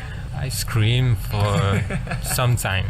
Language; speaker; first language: English; non-native, learner; French